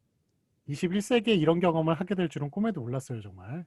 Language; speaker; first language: Korean; native; Korean